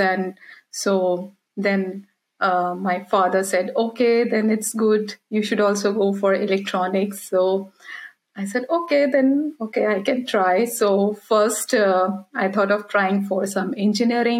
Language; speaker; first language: English; non-native, local second language; Hindi